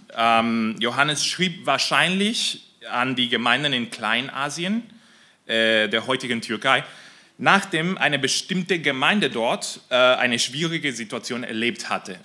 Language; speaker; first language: German; non-native, fluent; Spanish